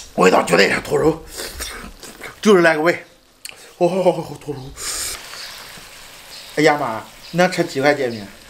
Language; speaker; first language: Chinese; native; Chinese